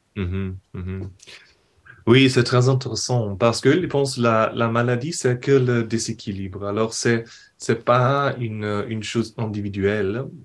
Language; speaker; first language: French; non-native, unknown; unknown